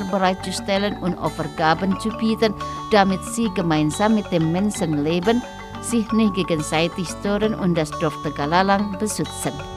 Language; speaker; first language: German; non-native, fluent; Indonesian